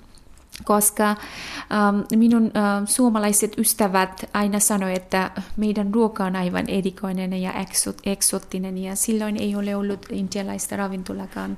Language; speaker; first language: Finnish; non-native, fluent; Bangla